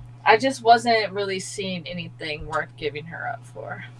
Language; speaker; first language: English; native; English